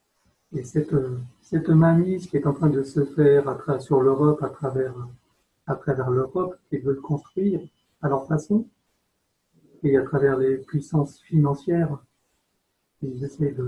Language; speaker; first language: French; native; French